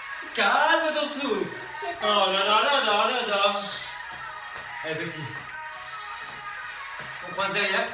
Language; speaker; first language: French; native; French